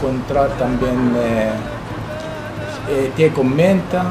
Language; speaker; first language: Spanish; non-native, learner; Arabic